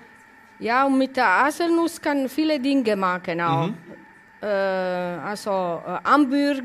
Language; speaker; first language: German; non-native, learner; Italian